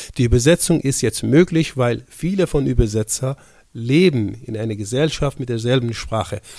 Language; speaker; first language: German; non-native, fluent; Persian